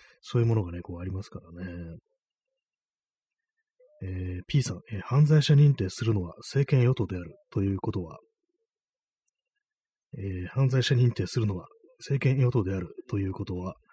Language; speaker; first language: Japanese; native; Japanese